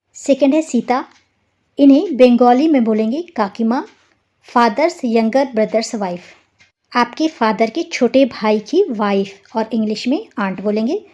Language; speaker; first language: Hindi; native; Hindi